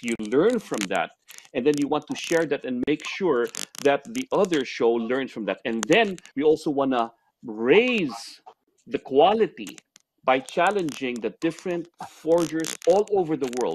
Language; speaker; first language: English; native; English